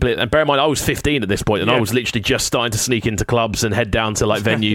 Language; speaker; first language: English; native; English